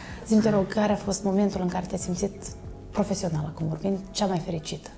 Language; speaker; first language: Romanian; native; Romanian